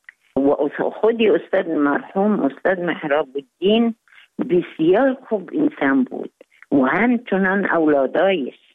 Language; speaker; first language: Persian; non-native, learner; Arabic